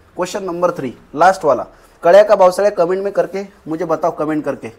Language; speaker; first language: Hindi; non-native, local second language; Marathi